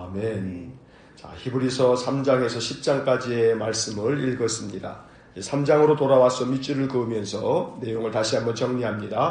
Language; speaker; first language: Korean; native; Korean